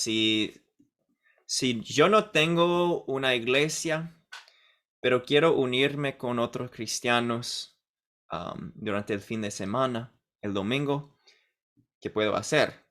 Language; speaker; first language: Spanish; non-native, fluent; English